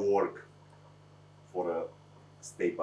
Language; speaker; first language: English; non-native, learner; Romanian